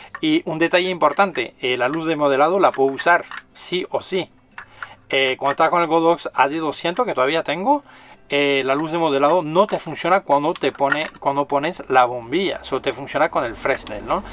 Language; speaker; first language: Spanish; non-native, fluent; French